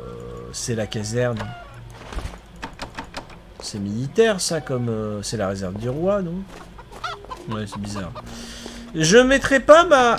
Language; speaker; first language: French; native; French